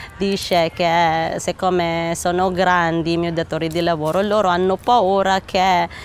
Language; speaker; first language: Italian; non-native, learner; Filipino